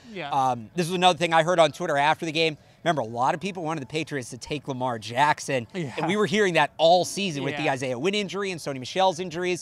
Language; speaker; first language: English; native; English